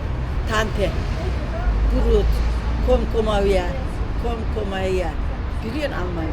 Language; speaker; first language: Turkish; non-native, learner; German